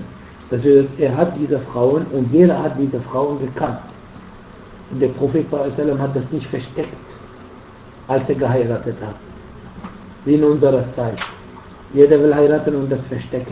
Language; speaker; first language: German; non-native, fluent; Arabic